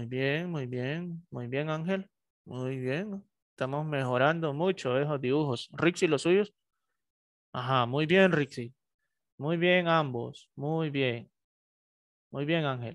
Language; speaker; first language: Spanish; native; Spanish